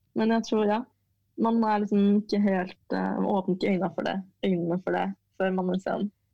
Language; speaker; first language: Norwegian; early bilingual, other home language; Chinese